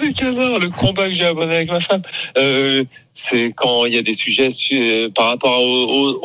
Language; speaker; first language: French; native; French